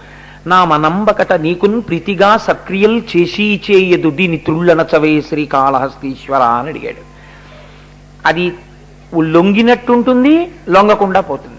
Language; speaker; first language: Telugu; native; Telugu